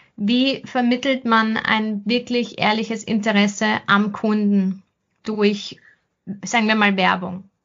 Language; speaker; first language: German; native; German